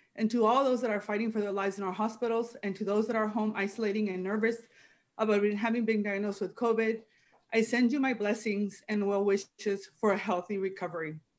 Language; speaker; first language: English; non-native, fluent; Spanish